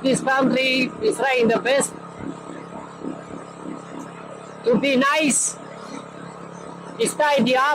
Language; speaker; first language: English; non-native, learner; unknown